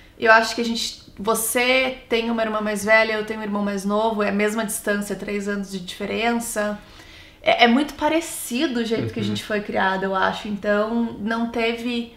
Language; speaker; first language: Portuguese; native; Portuguese